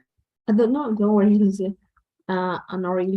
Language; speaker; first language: English; non-native, learner; Spanish